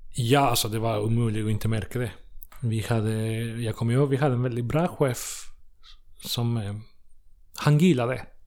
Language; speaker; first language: Swedish; non-native, fluent; Spanish